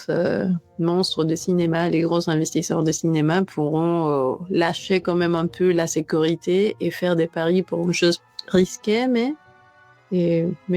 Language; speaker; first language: French; non-native, fluent; Spanish